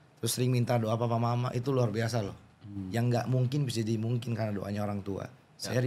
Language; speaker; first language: Indonesian; native; Indonesian